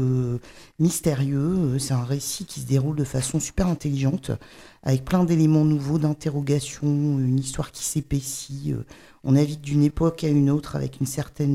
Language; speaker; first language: French; native; French